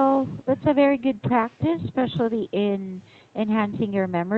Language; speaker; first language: English; non-native, fluent; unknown